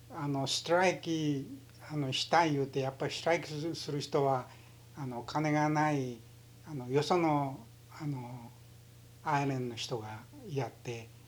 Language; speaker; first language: Japanese; early bilingual, heritage; Japanese